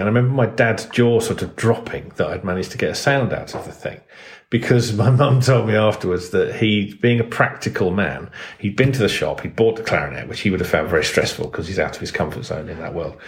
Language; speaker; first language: English; native; English